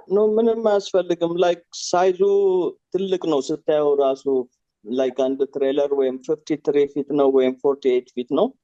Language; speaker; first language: Amharic; native; Amharic